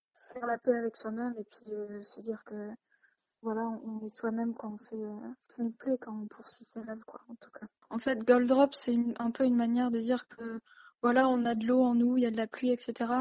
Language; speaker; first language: French; native; French